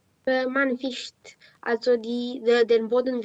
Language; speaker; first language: German; non-native, learner; Romanian